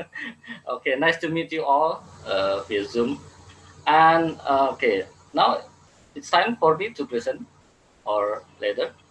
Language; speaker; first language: English; non-native, fluent; Indonesian